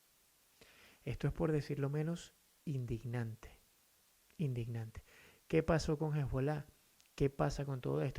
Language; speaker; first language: Spanish; native; Spanish